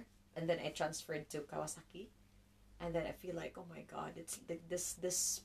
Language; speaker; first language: English; non-native, local second language; Cebuano